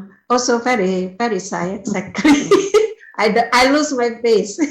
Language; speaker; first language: English; non-native, learner; Indonesian